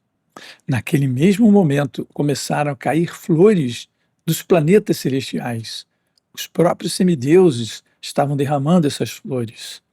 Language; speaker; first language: Portuguese; native; Portuguese